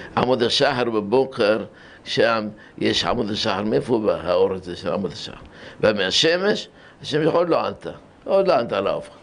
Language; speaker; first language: Hebrew; early bilingual, other home language; Arabic